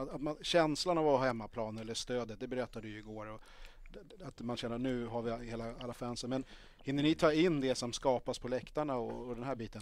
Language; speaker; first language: Swedish; native; Swedish